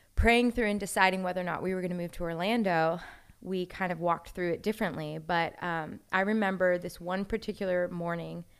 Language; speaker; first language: English; native; English